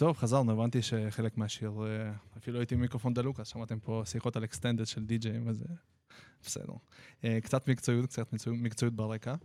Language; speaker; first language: Hebrew; native; Hebrew